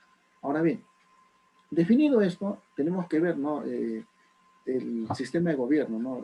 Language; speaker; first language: Spanish; native; Spanish